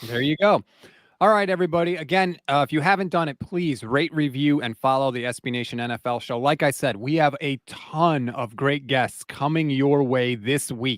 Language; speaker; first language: English; native; English